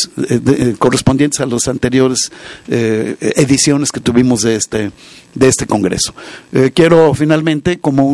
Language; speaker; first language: Spanish; native; Spanish